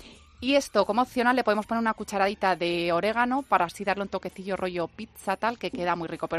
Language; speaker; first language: Spanish; native; Spanish